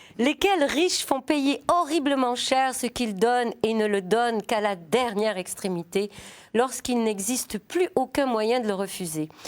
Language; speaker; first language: French; native; French